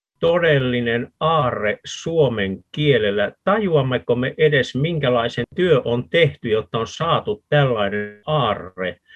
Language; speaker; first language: Finnish; native; Finnish